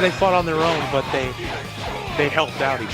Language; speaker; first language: English; native; English